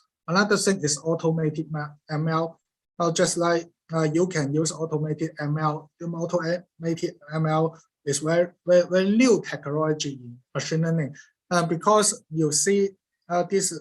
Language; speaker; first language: English; non-native, learner; Cantonese